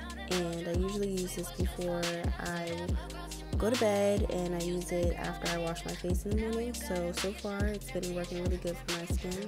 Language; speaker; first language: English; native; English